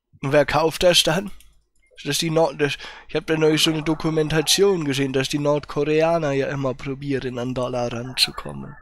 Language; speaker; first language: German; native; German